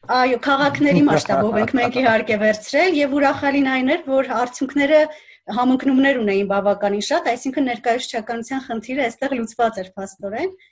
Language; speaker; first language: Armenian; native; Armenian